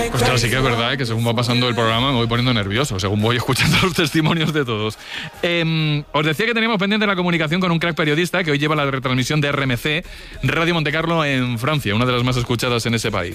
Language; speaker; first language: Spanish; native; Spanish